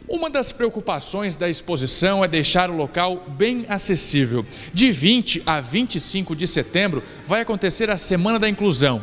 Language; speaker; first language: Portuguese; native; Portuguese